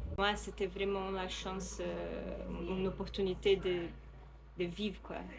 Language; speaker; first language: French; non-native, fluent; Portuguese